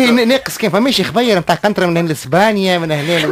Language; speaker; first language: Arabic; native; Arabic